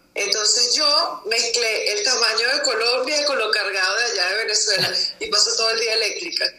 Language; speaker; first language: Spanish; native; Spanish